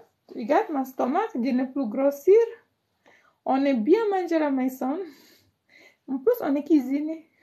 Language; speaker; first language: French; non-native, learner; Indonesian